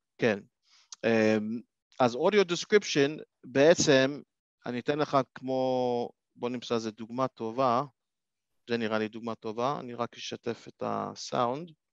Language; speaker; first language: Hebrew; non-native, fluent; English